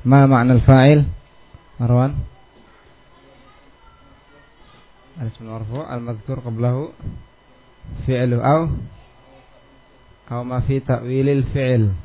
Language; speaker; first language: Arabic; non-native, fluent; Indonesian